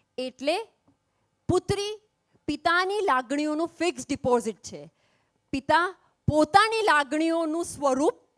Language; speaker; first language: Gujarati; native; Gujarati